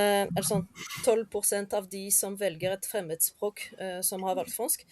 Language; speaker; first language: Norwegian; non-native, fluent; French